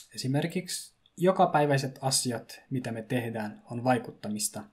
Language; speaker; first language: Finnish; early bilingual, other home language; Persian